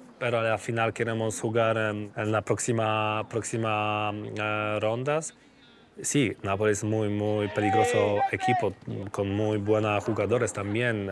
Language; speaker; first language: Spanish; non-native, learner; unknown